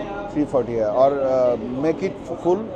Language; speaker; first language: Hindi; non-native, fluent; Bangla